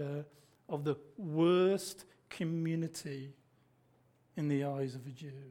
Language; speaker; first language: English; native; English